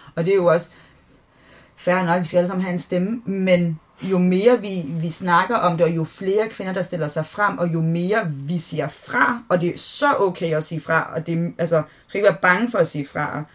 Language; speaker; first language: Danish; native; Danish